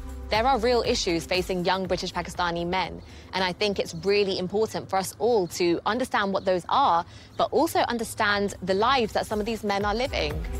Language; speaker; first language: English; early bilingual, other home language; Hindi